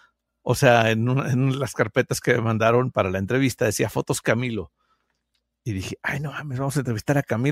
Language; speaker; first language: Spanish; native; Spanish